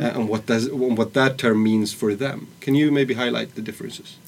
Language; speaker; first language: English; non-native, fluent; Swedish